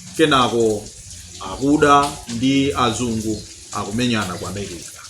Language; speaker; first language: Nyanja; native; Nyanja